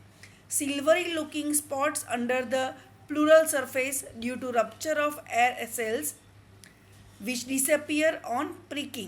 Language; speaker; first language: English; non-native, local second language; Gujarati